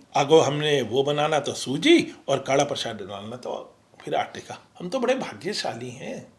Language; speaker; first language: Hindi; non-native, local second language; Punjabi